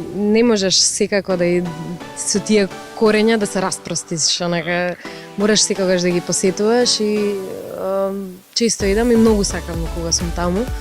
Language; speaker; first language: Macedonian; early bilingual, other home language; Russian